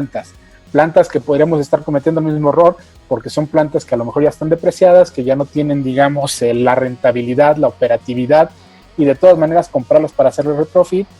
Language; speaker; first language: Spanish; native; Spanish